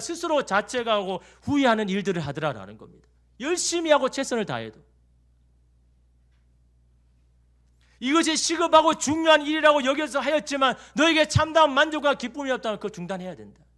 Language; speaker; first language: Korean; native; Korean